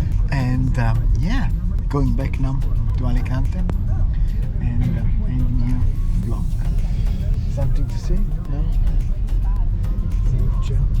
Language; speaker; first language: English; non-native, learner; Italian